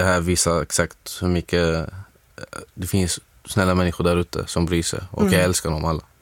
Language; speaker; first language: Swedish; non-native, fluent; Arabic